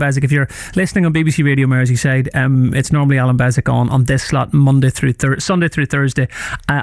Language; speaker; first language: English; native; English